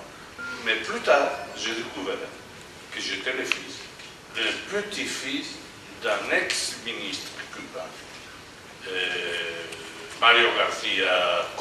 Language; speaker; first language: French; non-native, fluent; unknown